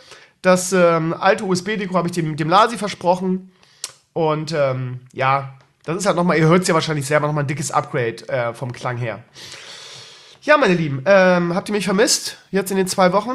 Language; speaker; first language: German; native; German